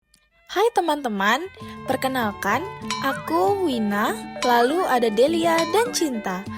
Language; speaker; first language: Indonesian; native; Indonesian